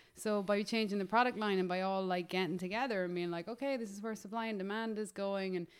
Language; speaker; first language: English; native; English